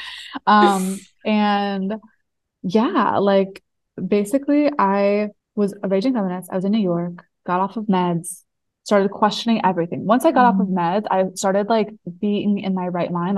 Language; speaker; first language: English; native; English